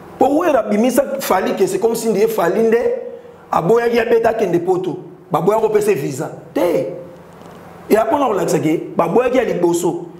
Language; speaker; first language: Lingala; native; Lingala